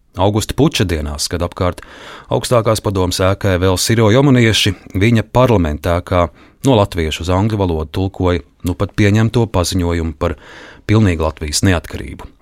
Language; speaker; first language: Latvian; native; Latvian